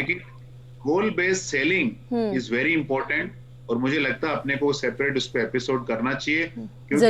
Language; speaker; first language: Hindi; native; Hindi